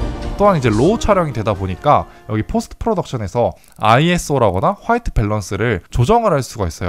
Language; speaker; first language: Korean; native; Korean